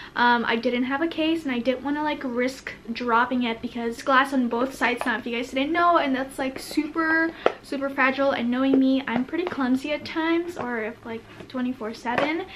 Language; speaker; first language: English; native; English